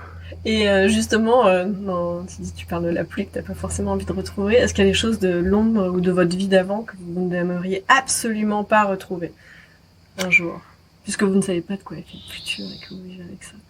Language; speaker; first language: French; native; French